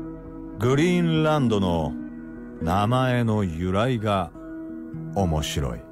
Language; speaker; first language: Japanese; native; Japanese